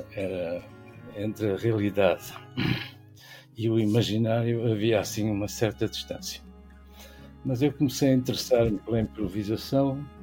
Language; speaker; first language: Portuguese; native; Portuguese